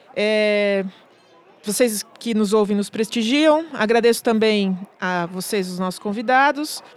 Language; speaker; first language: Portuguese; native; Portuguese